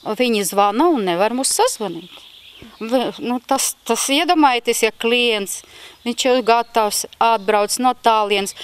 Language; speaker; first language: Latvian; native; Latvian